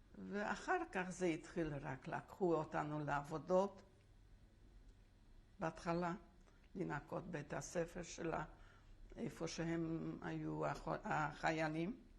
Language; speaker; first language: Hebrew; non-native, fluent; Polish